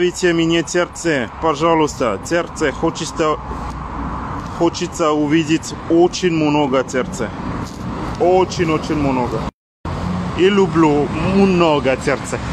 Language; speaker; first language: Russian; non-native, learner; French